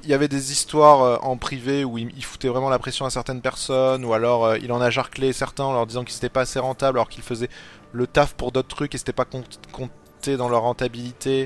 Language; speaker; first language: French; native; French